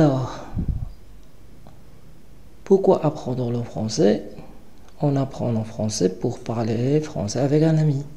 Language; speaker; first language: French; non-native, local second language; Arabic